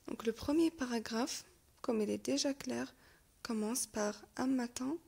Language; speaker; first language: French; non-native, local second language; Arabic